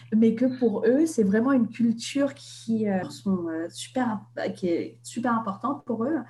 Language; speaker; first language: French; non-native, fluent; Vietnamese